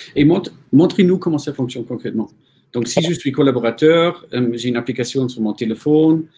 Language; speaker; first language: French; non-native, fluent; German